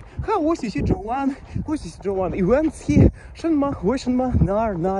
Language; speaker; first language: Chinese; non-native, learner; Russian